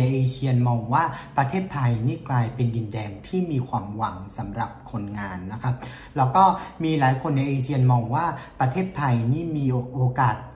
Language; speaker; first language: Thai; non-native, fluent; Vietnamese